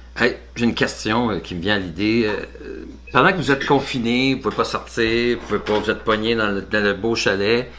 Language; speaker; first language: French; native; French